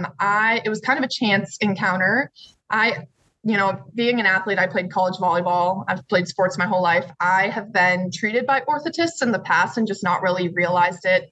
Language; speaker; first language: English; native; English